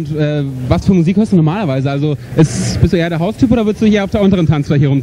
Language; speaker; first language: German; native; German